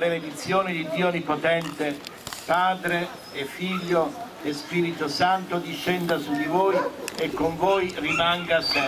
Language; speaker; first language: Italian; native; Italian